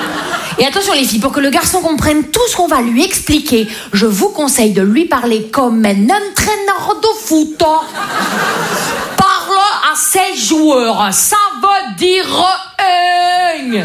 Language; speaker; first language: French; native; French